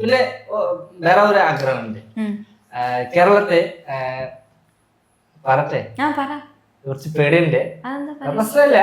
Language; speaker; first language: Malayalam; non-native, learner; Bangla